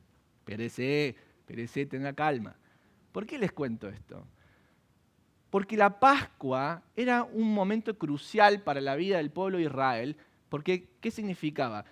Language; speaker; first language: Spanish; native; Spanish